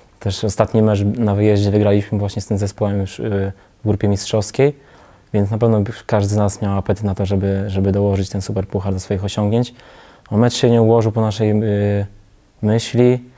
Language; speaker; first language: Polish; native; Polish